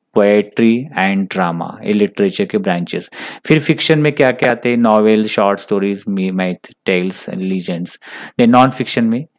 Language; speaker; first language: Hindi; non-native, local second language; Marathi